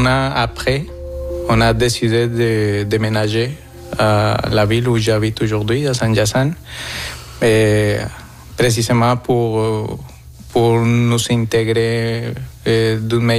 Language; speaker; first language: French; non-native, fluent; Spanish